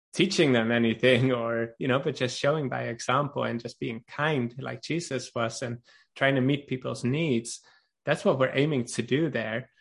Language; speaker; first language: English; non-native, fluent; Dutch